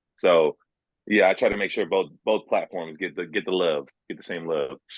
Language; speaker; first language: English; native; English